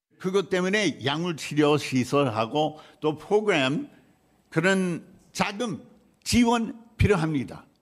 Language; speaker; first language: Korean; non-native, fluent; English